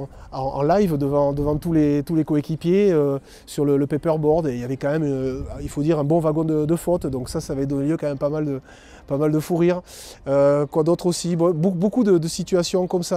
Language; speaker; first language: French; native; French